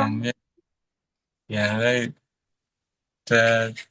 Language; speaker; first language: Chinese; non-native, learner; Burmese